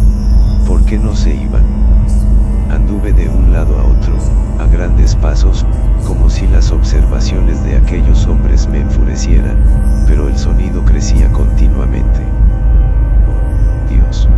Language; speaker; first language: Spanish; native; Spanish